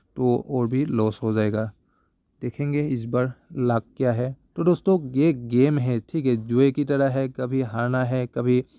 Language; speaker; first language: Hindi; non-native, local second language; Bangla